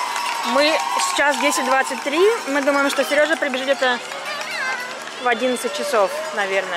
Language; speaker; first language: Russian; native; Russian